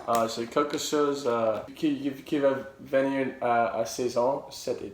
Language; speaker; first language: French; non-native, learner; English